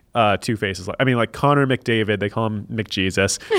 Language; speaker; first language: English; native; English